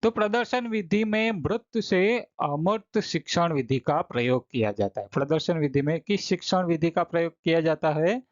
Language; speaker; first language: Hindi; non-native, local second language; Gujarati